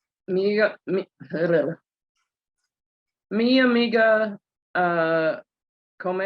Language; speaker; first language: Spanish; non-native, learner; English